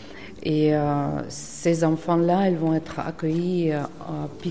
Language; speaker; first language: French; non-native, fluent; Ukrainian